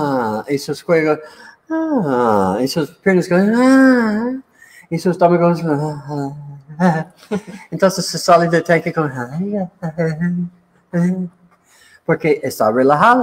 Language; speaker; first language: Spanish; non-native, learner; English